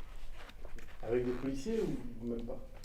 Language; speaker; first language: French; native; French